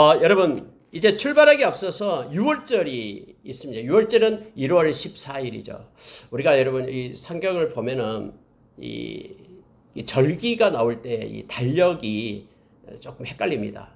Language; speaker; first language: Korean; native; Korean